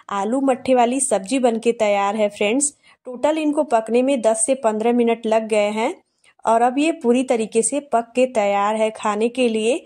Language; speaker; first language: Hindi; native; Hindi